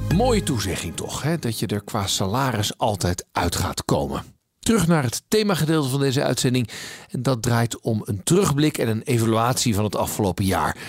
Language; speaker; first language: Dutch; native; Dutch